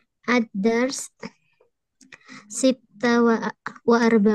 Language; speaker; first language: Arabic; non-native, learner; Indonesian